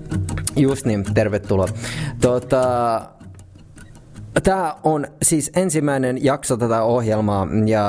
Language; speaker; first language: Finnish; native; Finnish